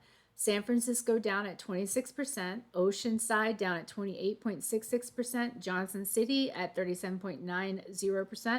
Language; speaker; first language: English; native; English